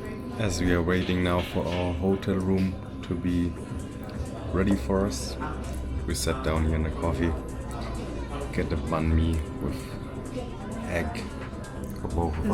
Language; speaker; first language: English; non-native, fluent; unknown